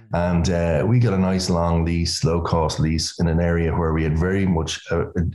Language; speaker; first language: English; native; English